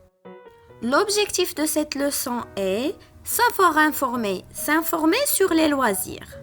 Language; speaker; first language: French; non-native, local second language; Arabic